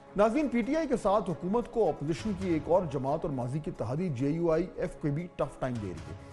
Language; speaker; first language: Urdu; native; Urdu